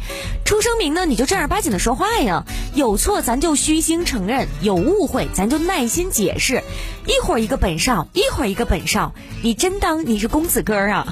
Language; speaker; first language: Chinese; native; Chinese